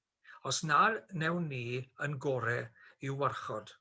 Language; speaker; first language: Welsh; native; Welsh